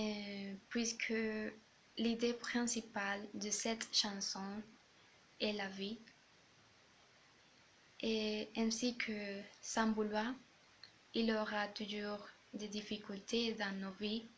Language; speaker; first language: French; non-native, learner; Spanish